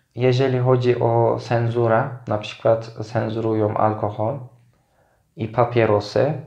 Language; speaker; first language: Polish; non-native, fluent; Turkish